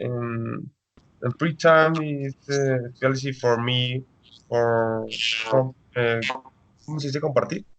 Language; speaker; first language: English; non-native, learner; Spanish